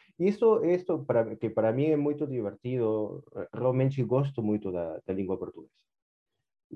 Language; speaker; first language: Portuguese; non-native, fluent; Spanish